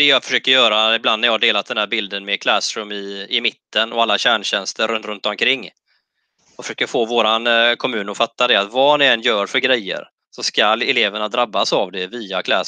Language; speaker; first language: Swedish; native; Swedish